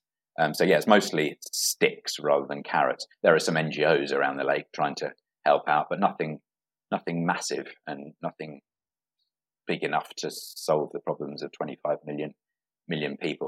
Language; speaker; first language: English; native; English